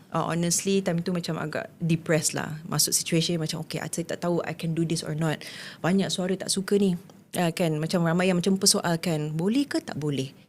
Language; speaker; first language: Malay; non-native, local second language; English